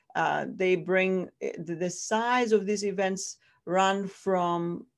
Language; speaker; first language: English; non-native, fluent; Greek